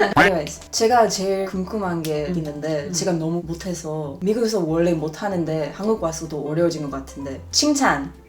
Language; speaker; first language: Korean; non-native, fluent; English